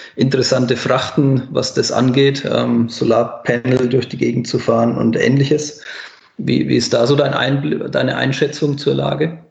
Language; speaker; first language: German; native; German